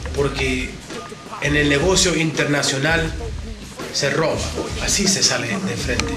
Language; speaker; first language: Spanish; early bilingual, heritage; Spanish